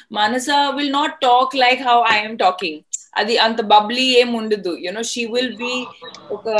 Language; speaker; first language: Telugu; non-native, fluent; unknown